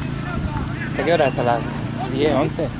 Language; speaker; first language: Spanish; native; Spanish